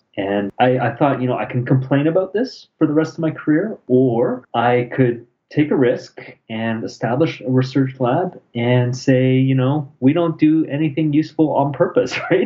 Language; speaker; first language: English; native; English